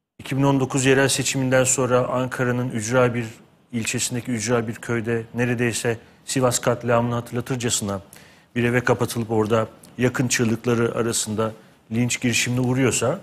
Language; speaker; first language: Turkish; native; Turkish